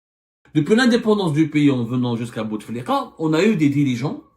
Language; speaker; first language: French; non-native, local second language; Arabic